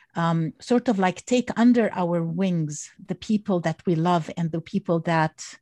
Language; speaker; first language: English; non-native, fluent; Arabic